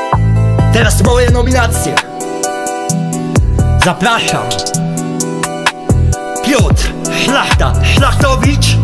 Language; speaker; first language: Polish; native; Polish